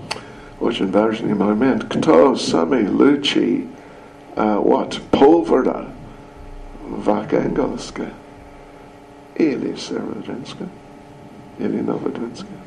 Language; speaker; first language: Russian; non-native, learner; English